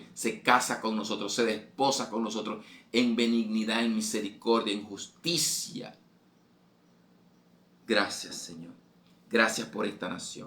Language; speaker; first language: Spanish; native; Spanish